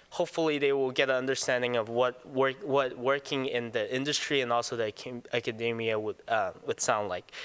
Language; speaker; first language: English; non-native, local second language; Cantonese